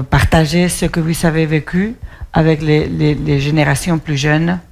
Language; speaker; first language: French; non-native, fluent; Spanish